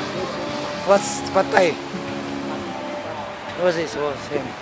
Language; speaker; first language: English; non-native, learner; Indonesian